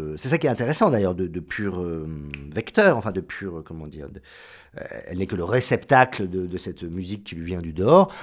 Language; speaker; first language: French; native; French